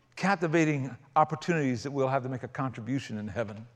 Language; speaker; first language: English; native; English